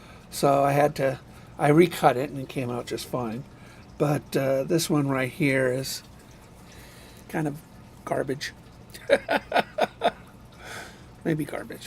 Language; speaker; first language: English; native; English